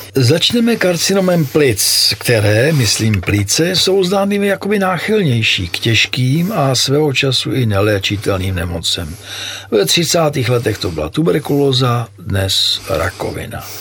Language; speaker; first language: Czech; native; Czech